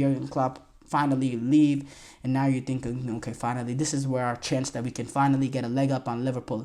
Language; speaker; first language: English; native; English